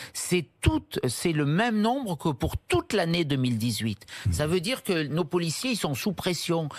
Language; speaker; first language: French; native; French